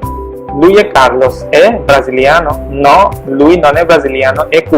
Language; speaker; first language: Italian; non-native, fluent; Bangla